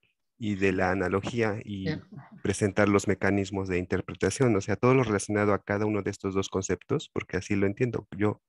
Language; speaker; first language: Spanish; native; Spanish